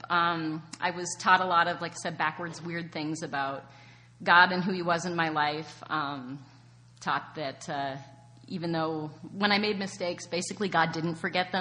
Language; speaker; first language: English; native; English